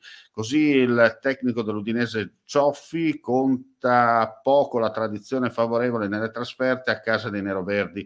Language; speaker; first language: Italian; native; Italian